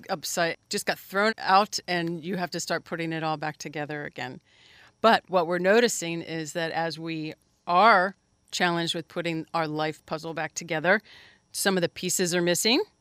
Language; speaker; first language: English; native; English